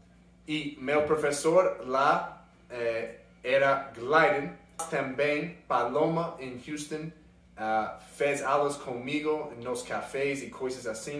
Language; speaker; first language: Portuguese; non-native, learner; English